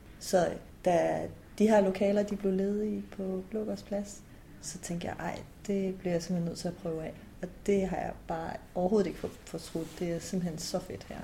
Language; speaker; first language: Danish; early bilingual, other home language; Persian